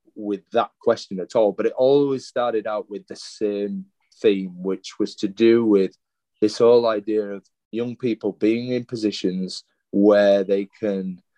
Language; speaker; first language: English; native; English